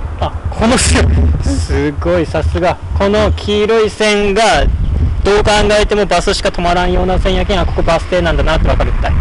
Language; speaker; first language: Japanese; native; Japanese